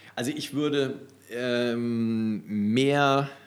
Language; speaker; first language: German; native; German